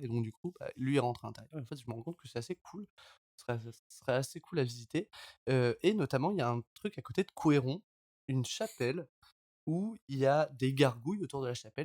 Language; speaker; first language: French; native; French